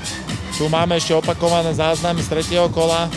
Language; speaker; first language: Slovak; native; Slovak